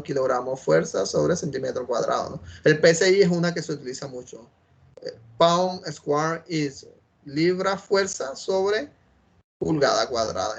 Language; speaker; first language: Spanish; native; Spanish